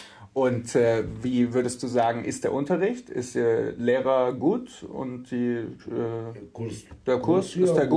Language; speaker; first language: German; native; German